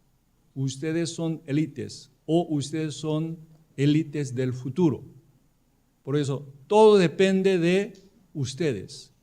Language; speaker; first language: Spanish; non-native, fluent; Korean